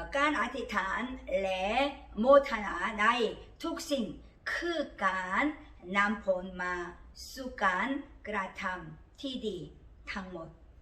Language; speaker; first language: Thai; non-native, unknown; Korean